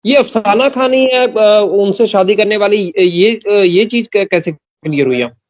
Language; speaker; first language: Hindi; non-native, local second language; Punjabi